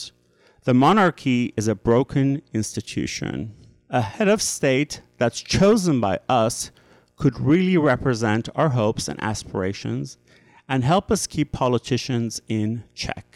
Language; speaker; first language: English; native; English